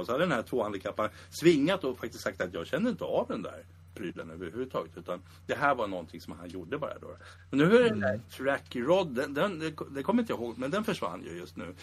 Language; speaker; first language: Swedish; native; Swedish